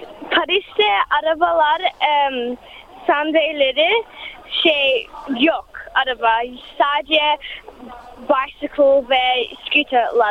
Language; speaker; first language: Turkish; early bilingual, heritage; Turkish